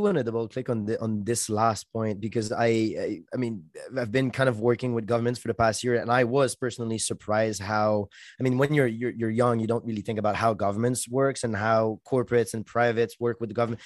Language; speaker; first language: English; non-native, fluent; French